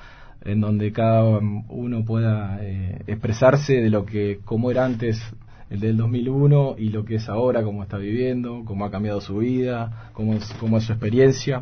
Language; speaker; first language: Spanish; native; Spanish